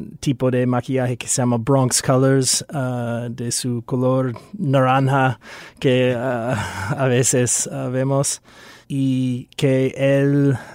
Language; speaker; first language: Spanish; non-native, fluent; English